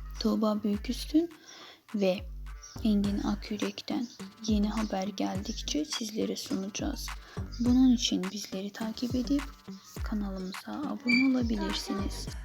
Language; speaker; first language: Turkish; native; Turkish